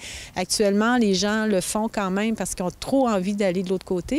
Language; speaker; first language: French; native; French